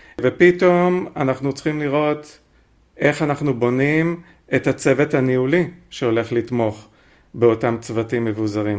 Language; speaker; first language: Hebrew; native; Hebrew